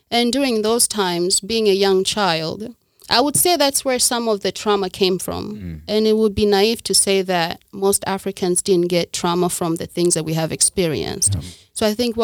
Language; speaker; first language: English; non-native, local second language; Kinyarwanda